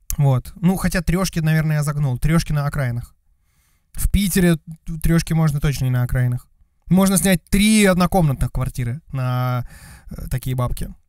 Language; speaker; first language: Russian; native; Russian